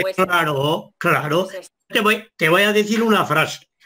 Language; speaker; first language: Spanish; native; Spanish